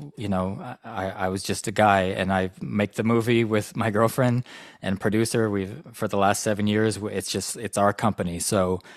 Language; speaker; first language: English; native; English